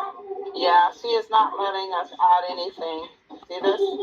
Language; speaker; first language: English; native; English